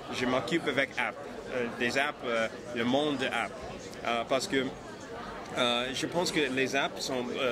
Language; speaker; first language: French; non-native, learner; English